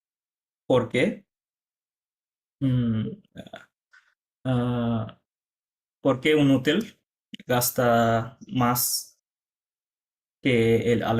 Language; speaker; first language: Spanish; non-native, fluent; Bangla